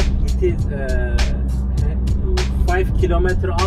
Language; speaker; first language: English; non-native, learner; Turkish